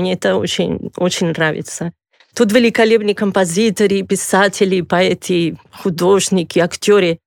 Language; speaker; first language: Russian; non-native, fluent; Catalan